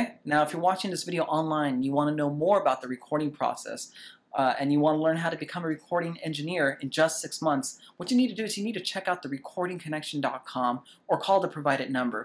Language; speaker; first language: English; native; English